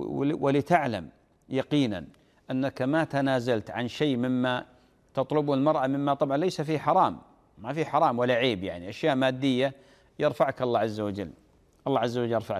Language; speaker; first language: Arabic; native; Arabic